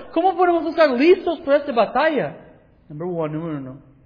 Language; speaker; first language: Spanish; non-native, learner; English